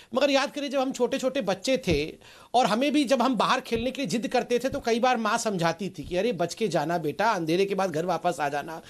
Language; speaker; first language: Hindi; non-native, local second language; Odia